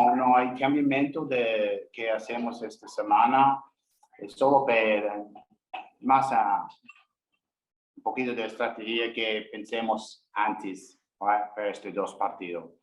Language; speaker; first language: Spanish; non-native, learner; English